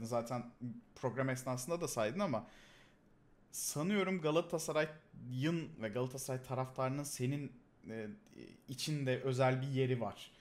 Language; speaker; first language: Turkish; native; Turkish